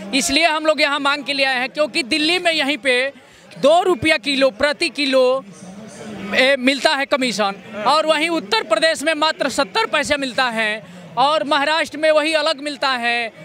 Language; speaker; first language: Hindi; native; Hindi